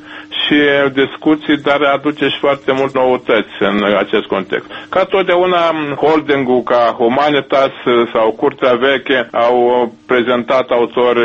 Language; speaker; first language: Romanian; native; Romanian